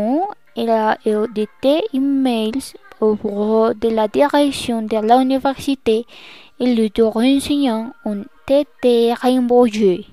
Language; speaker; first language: French; non-native, learner; Spanish